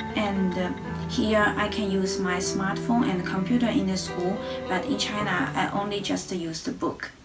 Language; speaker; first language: English; non-native, learner; Chinese